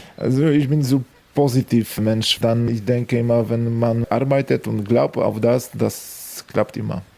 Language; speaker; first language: German; non-native, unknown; Polish